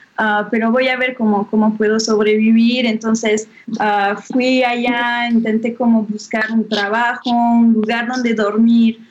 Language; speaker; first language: Spanish; non-native, fluent; French